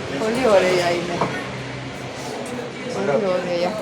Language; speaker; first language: Greek; non-native, fluent; Armenian